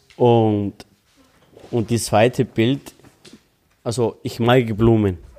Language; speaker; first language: German; non-native, learner; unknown